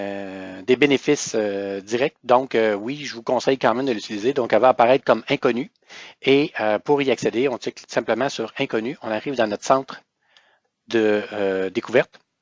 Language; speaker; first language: French; native; French